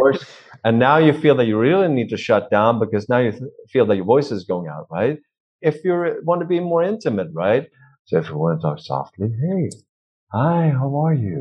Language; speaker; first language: English; non-native, fluent; Swedish